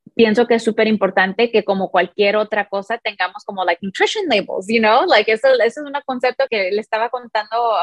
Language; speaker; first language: Spanish; early bilingual, heritage; Spanish